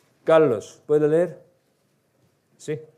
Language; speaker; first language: Spanish; non-native, learner; Korean